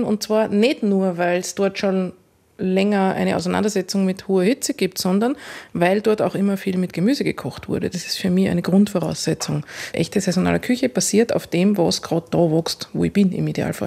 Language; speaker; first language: German; native; German